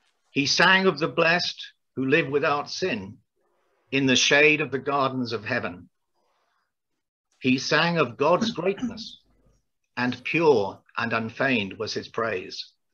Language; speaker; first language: English; native; English